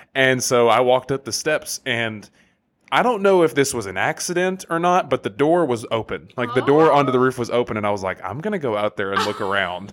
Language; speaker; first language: English; native; English